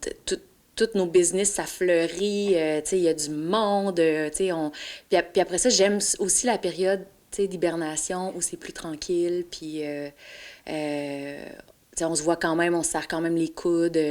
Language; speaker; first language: French; native; French